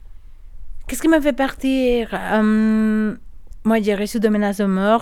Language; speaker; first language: French; non-native, learner; Spanish